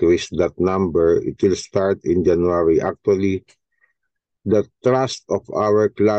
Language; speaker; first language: English; non-native, local second language; Filipino